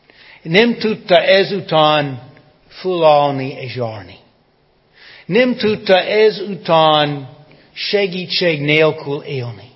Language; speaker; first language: Hungarian; non-native, fluent; English